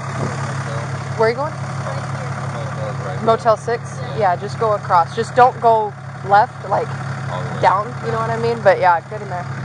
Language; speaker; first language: English; native; English